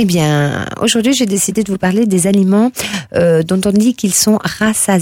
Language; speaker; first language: French; native; French